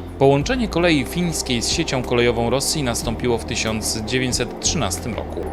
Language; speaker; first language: Polish; native; Polish